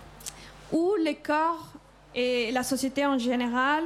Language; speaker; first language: French; non-native, fluent; Spanish